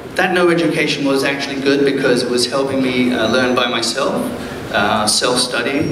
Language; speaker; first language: English; early bilingual, other home language; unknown